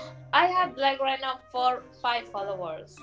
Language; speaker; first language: English; non-native, learner; Arabic